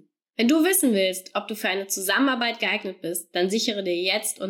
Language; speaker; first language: German; native; German